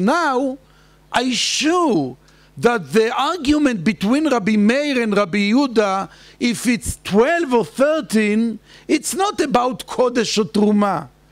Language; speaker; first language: English; non-native, fluent; Hebrew